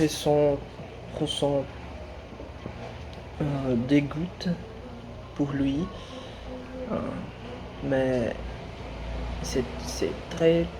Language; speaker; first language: French; non-native, learner; Portuguese